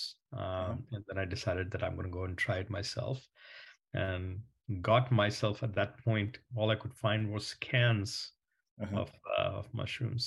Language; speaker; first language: English; non-native, local second language; Malayalam